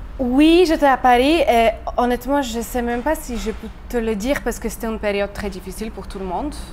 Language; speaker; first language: French; non-native, fluent; Slovak